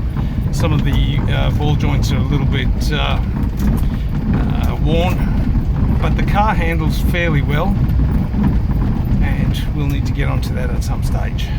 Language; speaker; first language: English; native; English